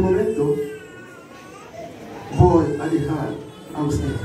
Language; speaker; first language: Spanish; non-native, learner; Haitian Creole